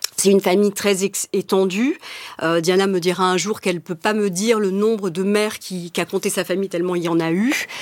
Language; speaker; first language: French; native; French